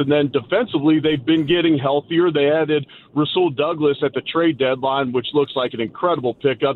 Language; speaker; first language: English; native; English